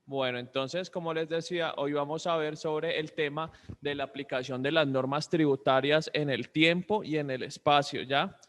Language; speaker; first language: Spanish; native; Spanish